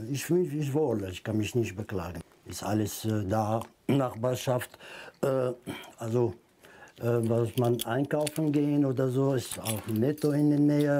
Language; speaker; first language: German; non-native, learner; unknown